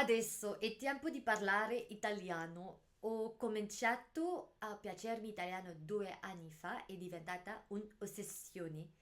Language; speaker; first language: Italian; non-native, learner; Malay